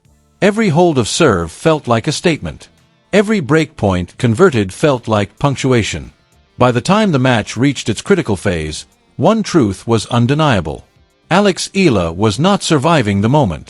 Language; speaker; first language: English; native; English